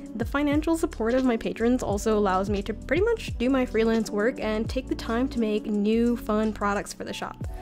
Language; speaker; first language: English; native; English